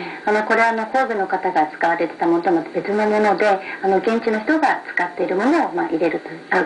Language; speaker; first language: Japanese; native; Japanese